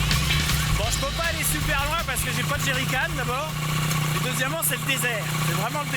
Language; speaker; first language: French; native; French